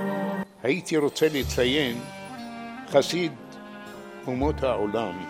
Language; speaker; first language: Hebrew; non-native, fluent; Arabic